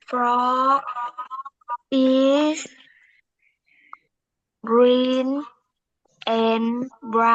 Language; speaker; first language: English; non-native, learner; Vietnamese